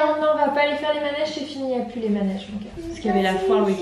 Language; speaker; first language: French; native; French